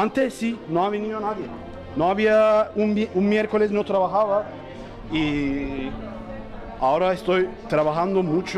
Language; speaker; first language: Spanish; non-native, learner; Turkish